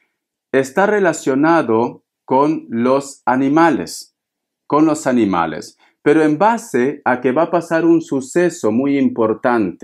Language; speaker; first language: Spanish; native; Spanish